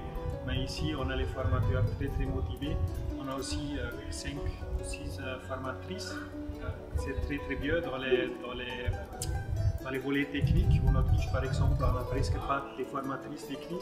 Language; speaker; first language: French; non-native, fluent; German